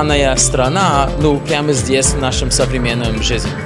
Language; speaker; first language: Russian; non-native, fluent; English